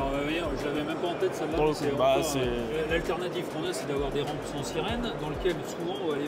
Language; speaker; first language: French; native; French